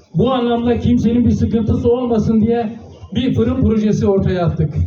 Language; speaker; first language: Turkish; native; Turkish